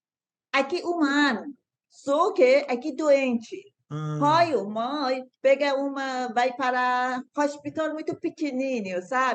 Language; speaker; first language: Portuguese; non-native, learner; Persian